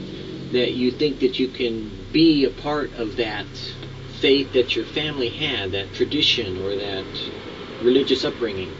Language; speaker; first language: English; native; English